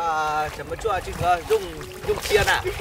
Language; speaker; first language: Chinese; non-native, learner; Vietnamese